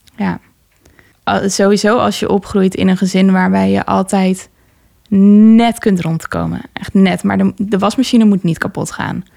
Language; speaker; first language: Dutch; native; Dutch